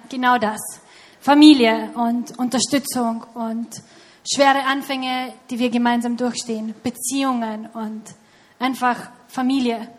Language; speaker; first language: German; non-native, fluent; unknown